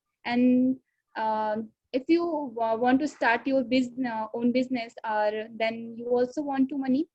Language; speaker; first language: English; non-native, learner; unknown